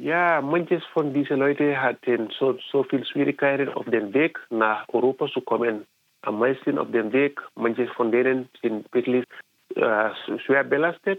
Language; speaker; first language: German; non-native, fluent; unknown